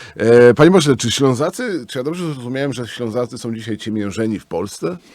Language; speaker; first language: Polish; native; Polish